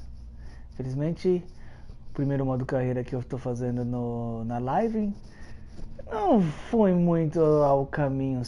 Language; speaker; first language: Portuguese; early bilingual, heritage; Portuguese